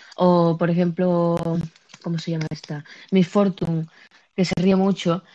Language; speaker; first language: Spanish; native; Spanish